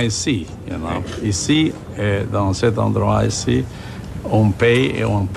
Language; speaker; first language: French; non-native, fluent; German